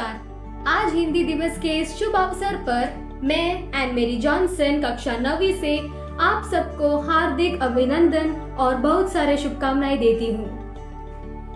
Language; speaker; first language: Hindi; non-native, local second language; Malayalam